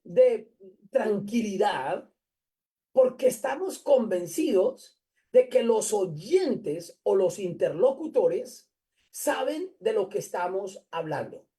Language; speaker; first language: Spanish; native; Spanish